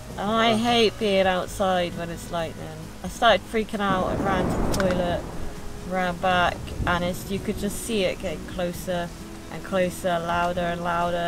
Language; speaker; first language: English; native; English